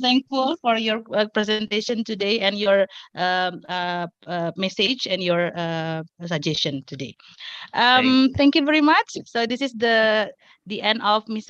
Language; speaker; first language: English; non-native, fluent; Indonesian